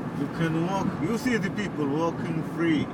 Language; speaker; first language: English; non-native, local second language; Swahili